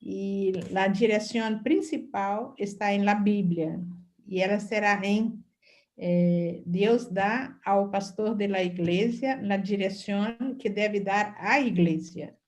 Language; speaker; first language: Portuguese; non-native, fluent; Spanish